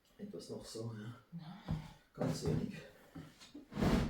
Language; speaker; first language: German; native; German